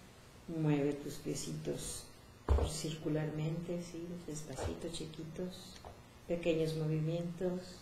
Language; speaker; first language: Spanish; native; Spanish